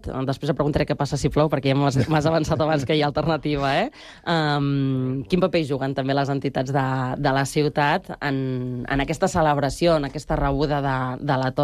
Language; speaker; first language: Catalan; native; Catalan